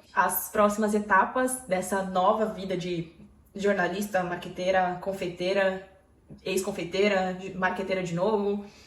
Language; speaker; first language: Portuguese; native; Portuguese